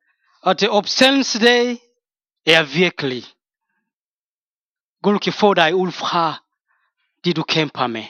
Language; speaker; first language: Danish; non-native, fluent; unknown